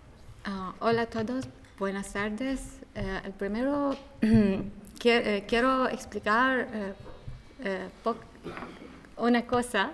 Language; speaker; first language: Spanish; non-native, learner; Arabic